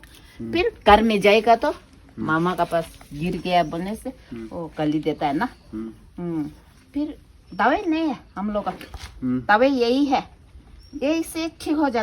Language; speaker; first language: Hindi; non-native, local second language; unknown